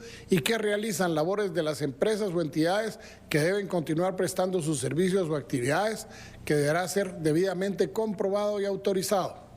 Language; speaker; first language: Spanish; native; Spanish